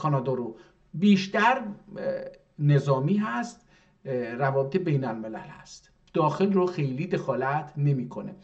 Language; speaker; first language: Persian; non-native, local second language; Azerbaijani